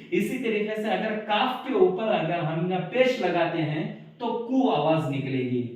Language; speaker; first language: Urdu; native; Urdu